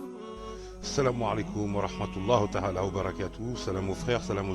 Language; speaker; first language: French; native; French